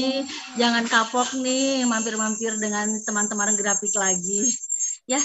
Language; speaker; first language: Indonesian; native; Indonesian